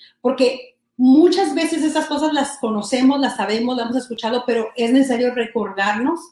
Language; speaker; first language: Spanish; early bilingual, heritage; Spanish